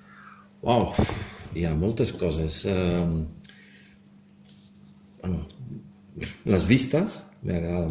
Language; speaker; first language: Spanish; non-native, fluent; Dutch